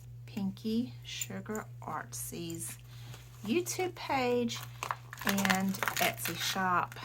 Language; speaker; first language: English; native; English